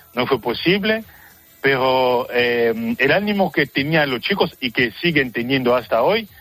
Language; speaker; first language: Spanish; non-native, fluent; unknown